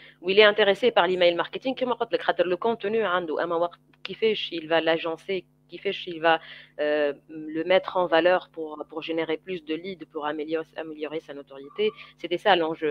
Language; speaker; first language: French; non-native, local second language; Arabic